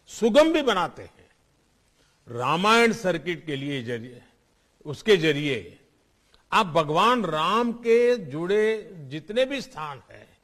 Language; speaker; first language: Hindi; non-native, local second language; Gujarati